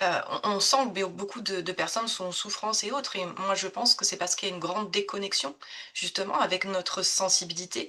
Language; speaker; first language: French; native; French